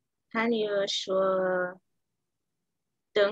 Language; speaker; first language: Chinese; non-native, learner; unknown